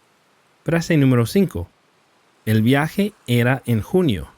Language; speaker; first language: Spanish; non-native, fluent; English